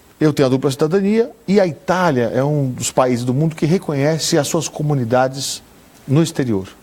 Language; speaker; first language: Portuguese; native; Portuguese